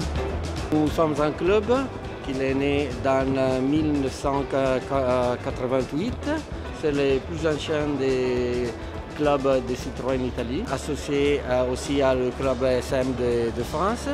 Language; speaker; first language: French; non-native, fluent; Italian